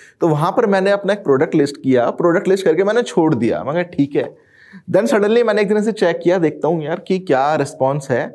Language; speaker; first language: Hindi; native; Hindi